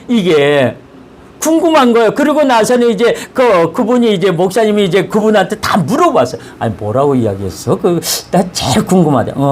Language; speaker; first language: Korean; native; Korean